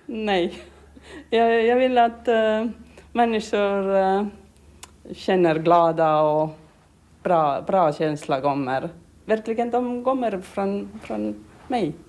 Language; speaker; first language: Swedish; non-native, learner; Estonian